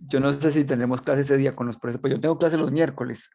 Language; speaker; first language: Spanish; native; Spanish